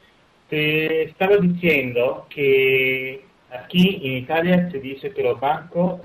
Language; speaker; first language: Spanish; non-native, fluent; Italian